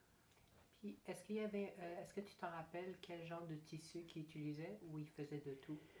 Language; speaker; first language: French; native; French